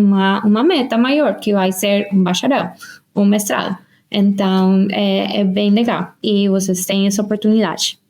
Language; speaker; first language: Portuguese; non-native, fluent; Spanish